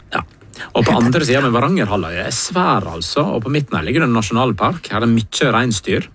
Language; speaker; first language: Norwegian; native; Norwegian